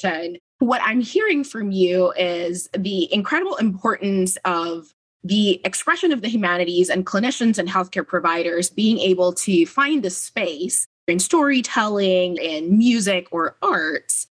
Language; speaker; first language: English; non-native, local second language; Filipino